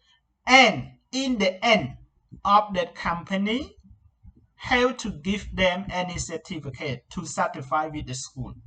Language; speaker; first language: English; non-native, learner; Khmer